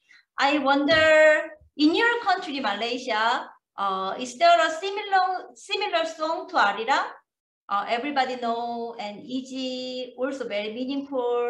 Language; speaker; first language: English; non-native, learner; Korean